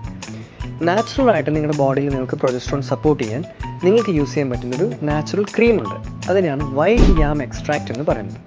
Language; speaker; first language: Malayalam; native; Malayalam